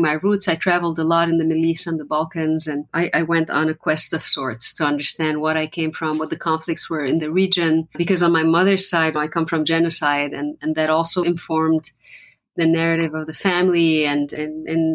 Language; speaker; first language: English; non-native, fluent; Arabic